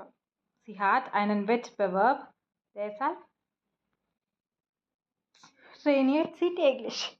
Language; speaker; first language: German; non-native, fluent; Malayalam